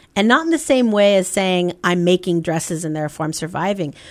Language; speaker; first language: English; native; English